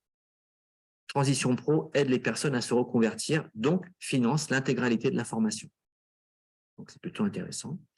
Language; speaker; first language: French; native; French